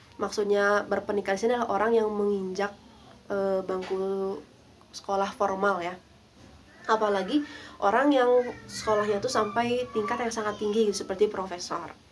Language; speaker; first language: Indonesian; non-native, local second language; Sundanese